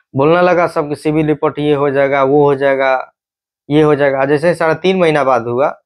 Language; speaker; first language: Hindi; native; Hindi